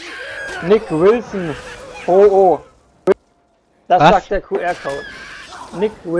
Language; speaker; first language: German; native; German